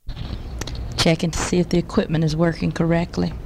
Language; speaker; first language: English; native; English